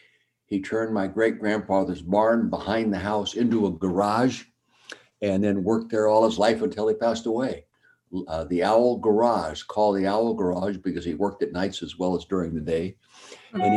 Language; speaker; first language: English; native; English